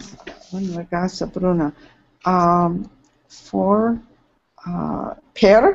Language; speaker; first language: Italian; non-native, learner; Spanish